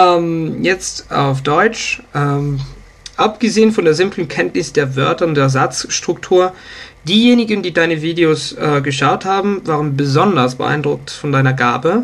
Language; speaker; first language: German; non-native, fluent; Italian